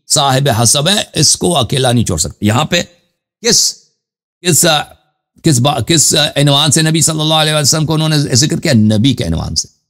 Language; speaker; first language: Urdu; non-native, fluent; Persian